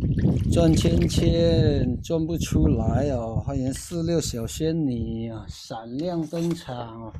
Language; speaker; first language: Chinese; native; Chinese